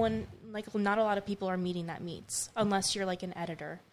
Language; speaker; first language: English; native; English